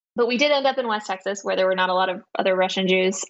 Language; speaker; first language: English; native; English